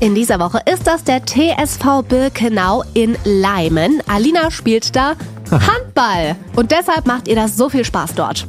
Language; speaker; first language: German; native; German